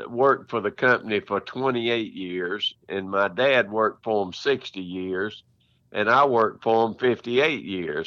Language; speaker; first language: English; native; English